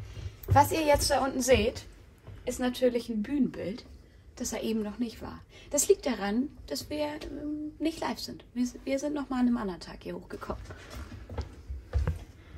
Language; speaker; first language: German; native; German